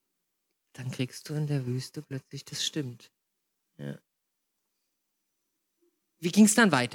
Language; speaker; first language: German; native; German